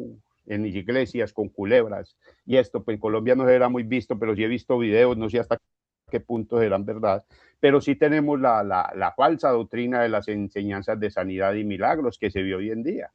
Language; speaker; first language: Spanish; native; Spanish